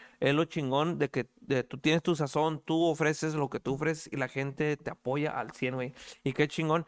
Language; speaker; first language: Spanish; early bilingual, heritage; Spanish